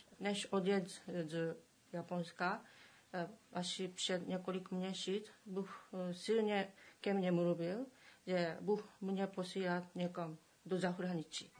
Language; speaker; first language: Czech; non-native, learner; Japanese